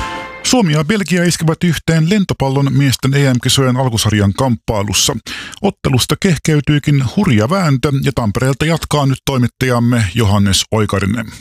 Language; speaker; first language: Finnish; native; Finnish